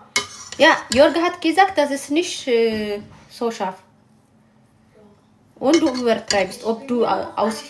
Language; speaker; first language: German; non-native, learner; Amharic